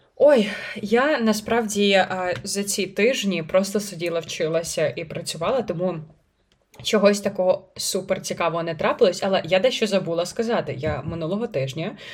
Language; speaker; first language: Ukrainian; native; Ukrainian